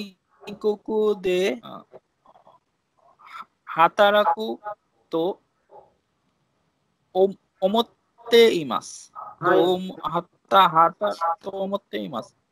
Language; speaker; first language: Japanese; non-native, learner; Bangla